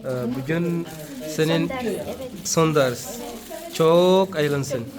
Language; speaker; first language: Turkish; non-native, learner; Arabic